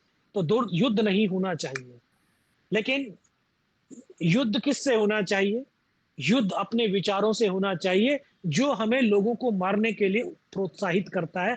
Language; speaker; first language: Hindi; native; Hindi